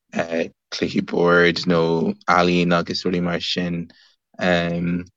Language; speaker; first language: Irish; non-native, learner; English